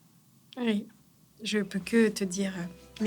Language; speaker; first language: French; native; French